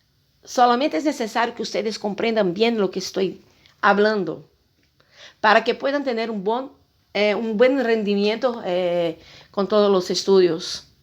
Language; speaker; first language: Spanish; non-native, fluent; Portuguese